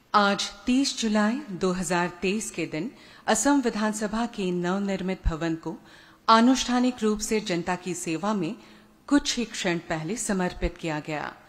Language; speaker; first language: Hindi; non-native, local second language; Assamese